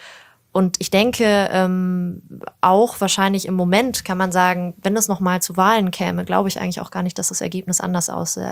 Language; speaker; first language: German; native; German